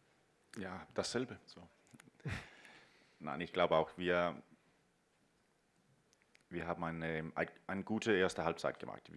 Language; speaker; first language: German; non-native, fluent; Danish